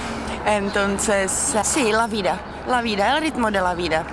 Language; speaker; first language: Spanish; non-native, fluent; Czech